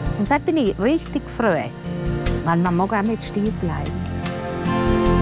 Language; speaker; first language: German; native; German